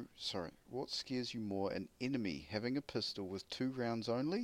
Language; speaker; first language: English; native; English